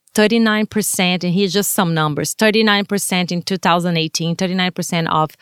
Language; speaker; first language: English; non-native, fluent; Portuguese